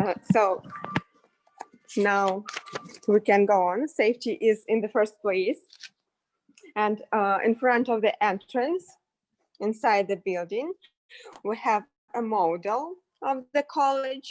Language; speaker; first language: English; non-native, fluent; Russian